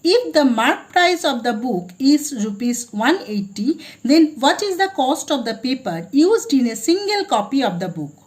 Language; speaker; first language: English; non-native, local second language; Bangla